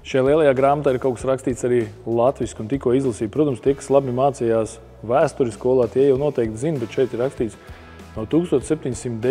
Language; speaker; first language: Latvian; native; Latvian